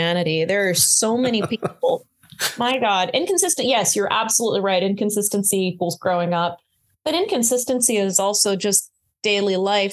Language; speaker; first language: English; native; English